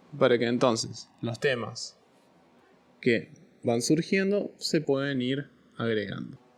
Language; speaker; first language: Spanish; native; Spanish